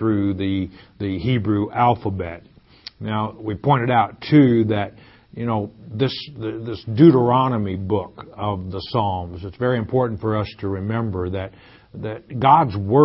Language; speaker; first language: English; native; English